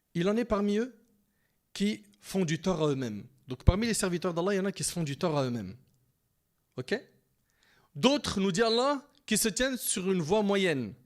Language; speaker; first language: French; native; French